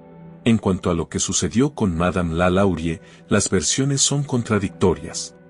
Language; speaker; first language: Spanish; native; Spanish